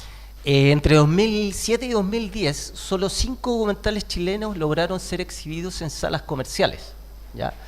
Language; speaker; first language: Spanish; native; Spanish